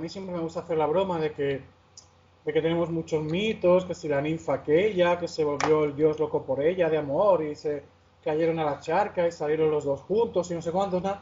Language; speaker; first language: Spanish; native; Spanish